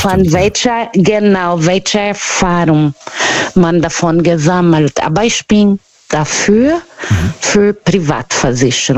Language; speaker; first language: German; non-native, fluent; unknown